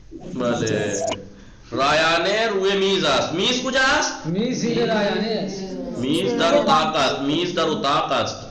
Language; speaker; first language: Persian; non-native, fluent; Urdu